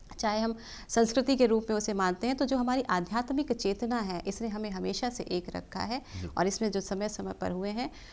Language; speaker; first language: Hindi; native; Hindi